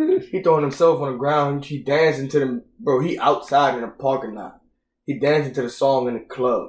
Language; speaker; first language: English; early bilingual, other home language; Spanish